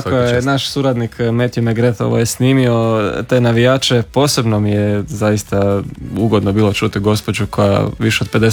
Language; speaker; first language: Serbian; native; Serbian